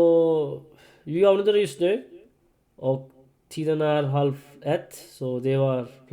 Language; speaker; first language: Swedish; non-native, learner; Urdu